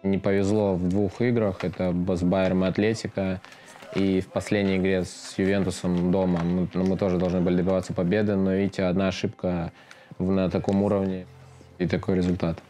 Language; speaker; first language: Russian; native; Russian